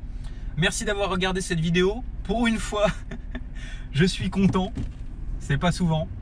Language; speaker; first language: French; native; French